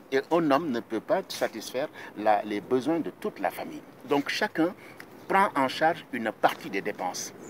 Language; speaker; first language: French; non-native, local second language; Wolof